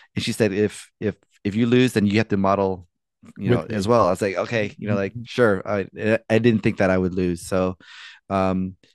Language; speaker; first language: English; native; English